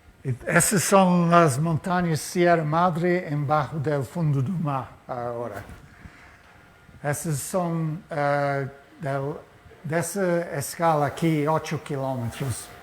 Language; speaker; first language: Spanish; non-native, fluent; Portuguese